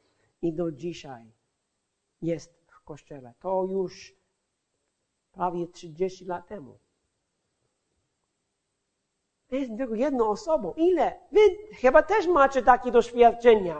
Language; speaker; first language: Polish; non-native, fluent; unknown